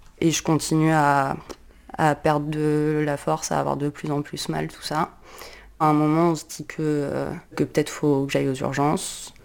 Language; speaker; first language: French; native; French